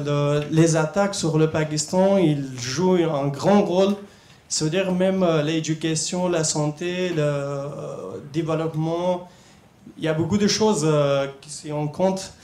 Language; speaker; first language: French; non-native, fluent; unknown